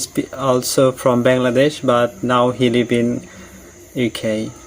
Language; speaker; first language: English; non-native, learner; Bangla